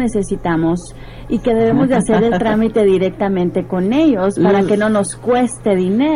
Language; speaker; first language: Spanish; native; Spanish